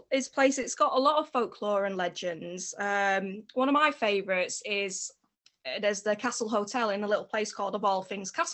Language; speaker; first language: English; native; English